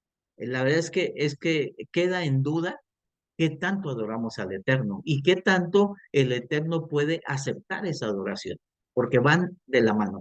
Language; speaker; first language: Spanish; native; Spanish